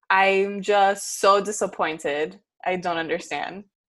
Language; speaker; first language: English; early bilingual, other home language; Spanish